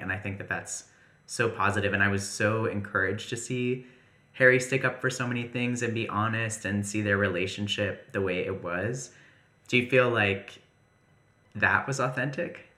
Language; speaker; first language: English; native; English